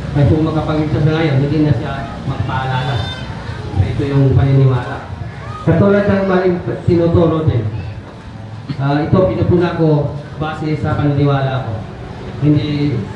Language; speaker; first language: Filipino; non-native, local second language; Cebuano